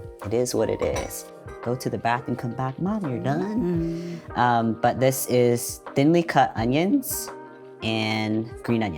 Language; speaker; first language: English; early bilingual, other home language; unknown